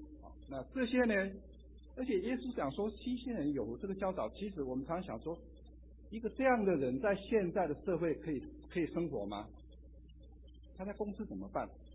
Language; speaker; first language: Chinese; native; Chinese